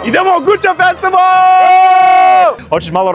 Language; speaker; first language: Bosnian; non-native, learner; English